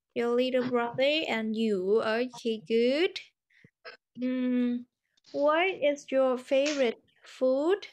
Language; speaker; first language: English; non-native, fluent; Vietnamese